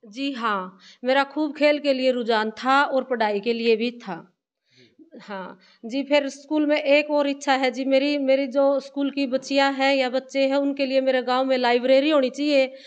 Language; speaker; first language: Hindi; native; Hindi